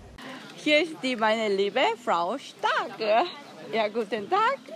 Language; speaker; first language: German; non-native, learner; Korean